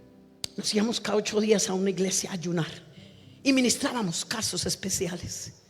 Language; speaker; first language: Spanish; native; Spanish